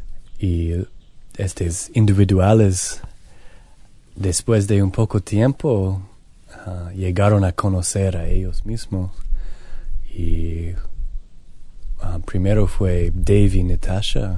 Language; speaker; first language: Spanish; non-native, learner; English